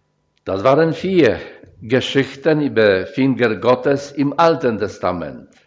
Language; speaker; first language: German; non-native, fluent; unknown